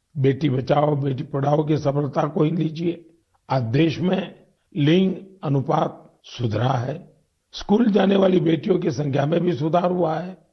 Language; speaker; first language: Hindi; non-native, local second language; Gujarati